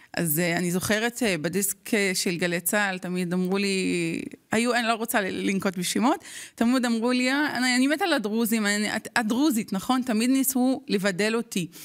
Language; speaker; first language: Hebrew; non-native, local second language; Arabic